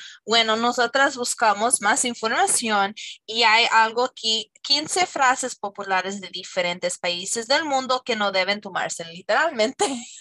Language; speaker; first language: Spanish; non-native, fluent; English